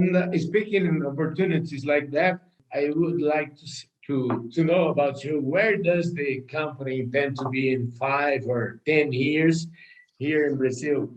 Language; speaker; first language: English; non-native, learner; Portuguese